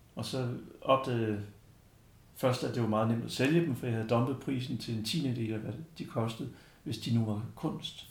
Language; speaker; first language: Danish; early bilingual, other home language; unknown